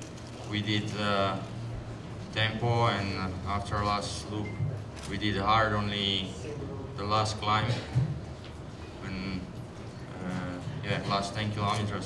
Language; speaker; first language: English; non-native, learner; Slovak